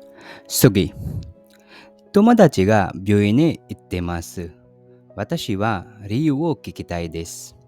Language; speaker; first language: Japanese; non-native, fluent; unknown